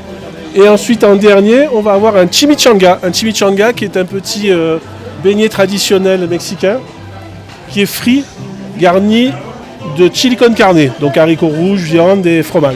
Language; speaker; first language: French; native; French